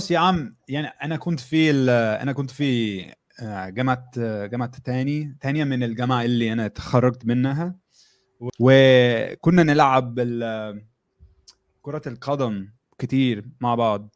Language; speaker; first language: Arabic; non-native, fluent; English